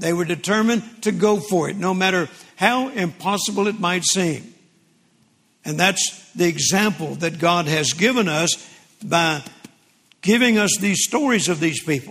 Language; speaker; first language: English; native; English